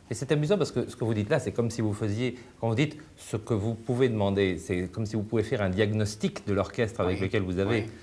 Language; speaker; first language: French; native; French